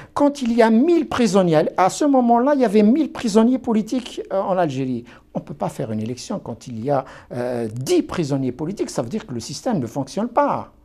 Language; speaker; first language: French; non-native, local second language; Kabyle